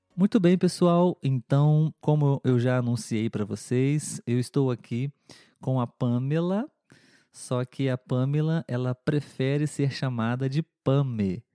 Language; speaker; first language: Portuguese; native; Portuguese